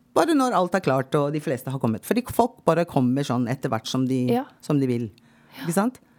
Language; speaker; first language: Norwegian; non-native, fluent; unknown